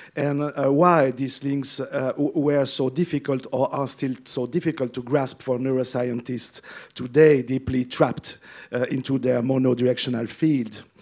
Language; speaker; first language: English; non-native, fluent; French